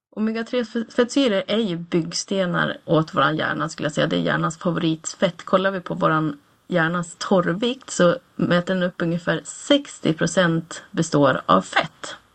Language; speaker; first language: Swedish; native; Swedish